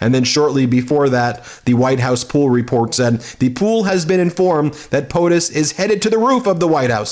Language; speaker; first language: English; native; English